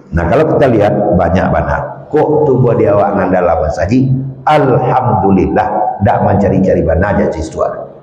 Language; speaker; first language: Malay; non-native, local second language; Minangkabau